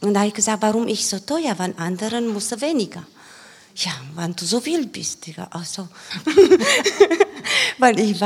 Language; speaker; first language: German; non-native, learner; Romanian